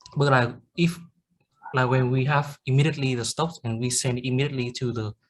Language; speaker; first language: English; non-native, learner; Vietnamese